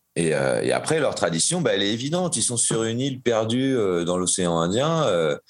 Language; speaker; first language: French; native; French